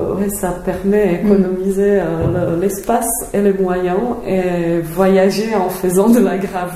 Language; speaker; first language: French; non-native, fluent; Czech